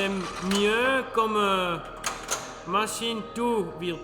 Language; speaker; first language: French; non-native, local second language; German